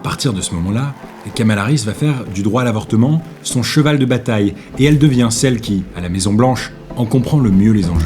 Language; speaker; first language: French; native; French